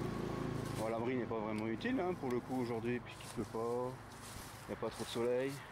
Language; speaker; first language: French; native; French